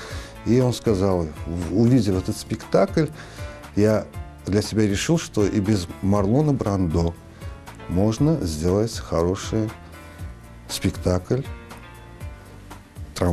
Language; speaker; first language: Russian; non-native, local second language; Azerbaijani